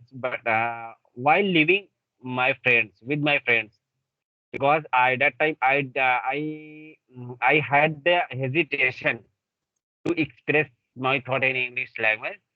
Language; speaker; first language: English; non-native, learner; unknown